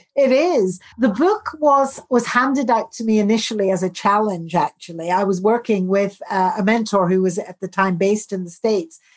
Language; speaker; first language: English; native; English